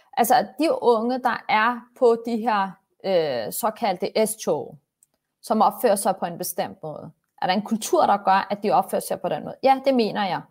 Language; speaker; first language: Danish; early bilingual, other home language; Turkish